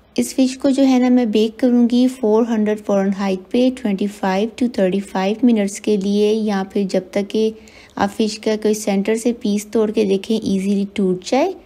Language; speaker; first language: Hindi; native; Hindi